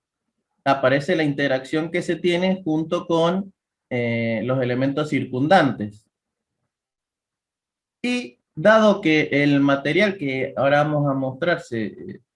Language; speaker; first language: Spanish; native; Spanish